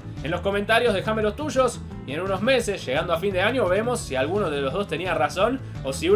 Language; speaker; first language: Spanish; native; Spanish